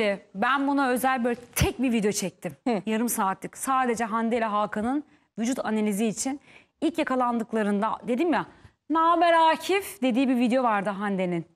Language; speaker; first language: Turkish; native; Turkish